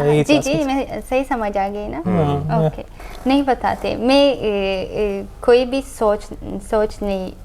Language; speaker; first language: Hindi; non-native, learner; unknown